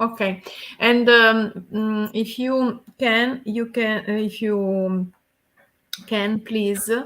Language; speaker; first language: English; non-native, learner; Italian